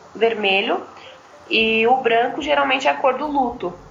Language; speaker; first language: Portuguese; native; Portuguese